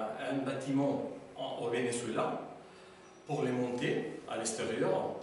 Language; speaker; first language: French; non-native, learner; Spanish